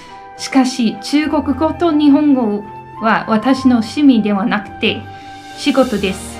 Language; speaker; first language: Japanese; non-native, fluent; English